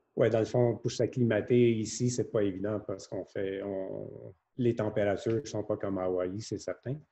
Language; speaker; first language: French; native; French